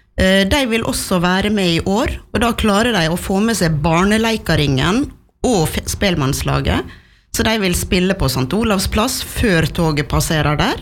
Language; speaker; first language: Norwegian; native; Norwegian